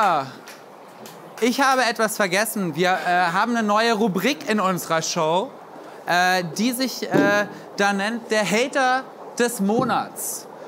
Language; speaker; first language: German; native; German